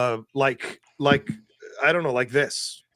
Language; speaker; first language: English; native; English